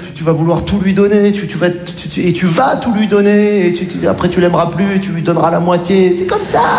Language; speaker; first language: French; native; French